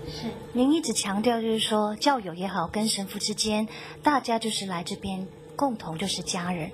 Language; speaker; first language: Chinese; native; Chinese